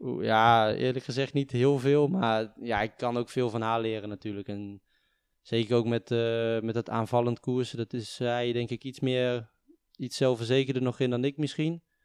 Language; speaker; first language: Dutch; native; Dutch